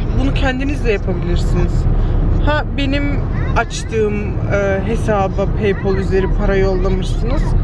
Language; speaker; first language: Turkish; early bilingual, heritage; Turkish